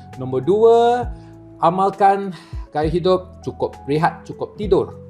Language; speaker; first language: Malay; non-native, local second language; Chinese